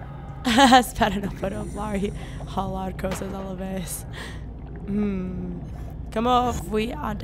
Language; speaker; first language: Spanish; non-native, learner; English